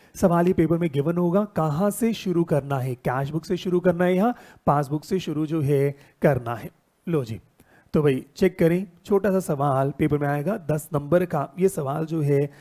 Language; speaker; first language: Hindi; native; Hindi